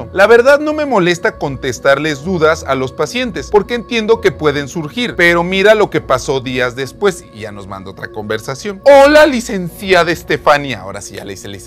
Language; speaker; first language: Spanish; native; Spanish